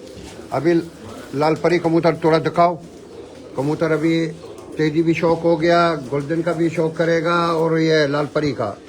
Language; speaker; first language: Hindi; non-native, learner; Arabic